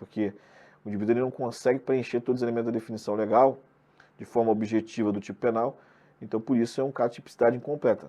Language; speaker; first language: Portuguese; native; Portuguese